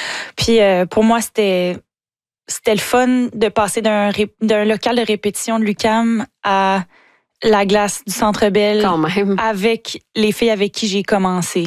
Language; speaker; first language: French; native; French